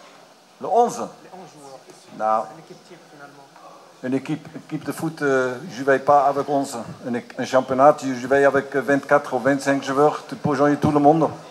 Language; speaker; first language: French; non-native, learner; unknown